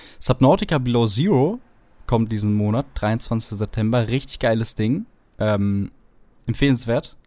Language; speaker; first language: German; native; German